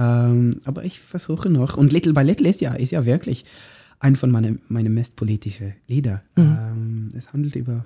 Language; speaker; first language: German; non-native, learner; Norwegian